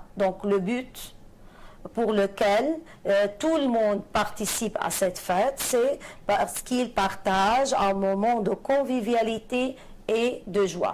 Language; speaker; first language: French; non-native, fluent; Arabic